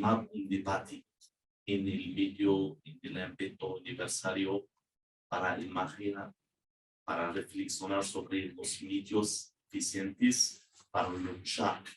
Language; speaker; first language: Spanish; non-native, fluent; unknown